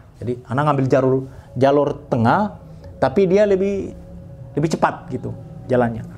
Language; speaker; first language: Indonesian; non-native, local second language; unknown